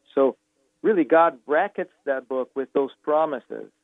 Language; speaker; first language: English; non-native, fluent; Portuguese